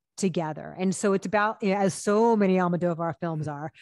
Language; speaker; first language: English; native; English